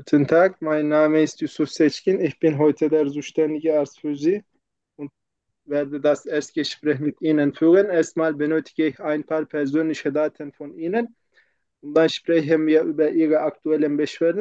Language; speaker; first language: German; non-native, fluent; Turkish